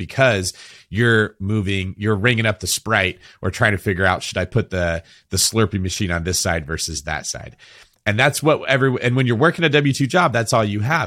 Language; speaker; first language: English; native; English